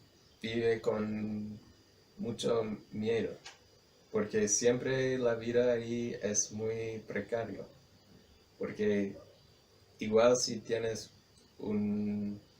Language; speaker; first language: Spanish; non-native, fluent; English